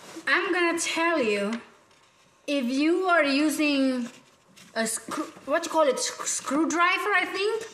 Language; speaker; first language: English; non-native, fluent; Indonesian